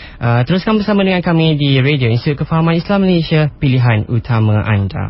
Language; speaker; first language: Malay; native; Malay